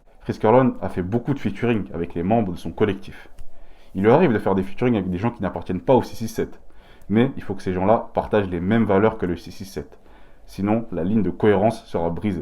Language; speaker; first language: French; native; French